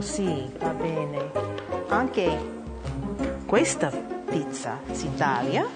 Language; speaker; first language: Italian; non-native, learner; English